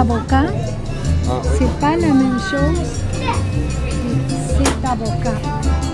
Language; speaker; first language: French; non-native, fluent; Spanish